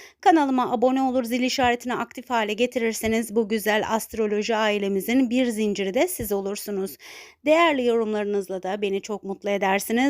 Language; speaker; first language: Turkish; native; Turkish